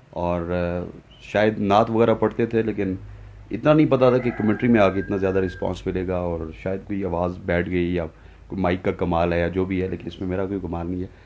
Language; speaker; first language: Urdu; non-native, local second language; Punjabi